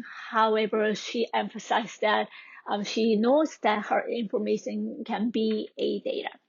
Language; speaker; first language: English; non-native, fluent; Korean